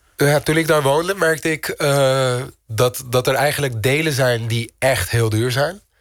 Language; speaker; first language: Dutch; early bilingual, other home language; Turkish